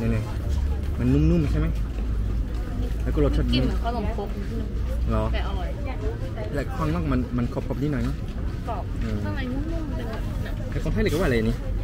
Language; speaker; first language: Thai; non-native, fluent; French